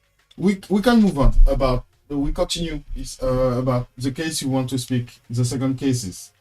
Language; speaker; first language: English; non-native, learner; French